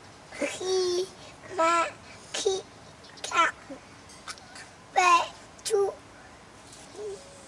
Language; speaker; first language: Vietnamese; early bilingual, heritage; Vietnamese